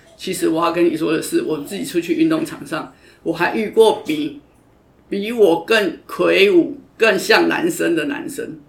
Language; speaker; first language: Chinese; native; Chinese